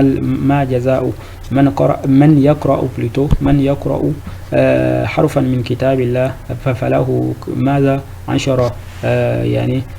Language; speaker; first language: Arabic; non-native, fluent; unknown